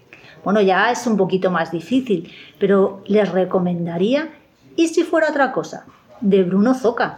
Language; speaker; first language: Spanish; native; Spanish